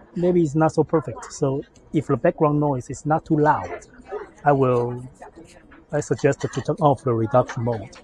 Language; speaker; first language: English; non-native, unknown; Chinese